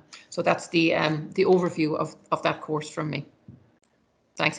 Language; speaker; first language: English; native; English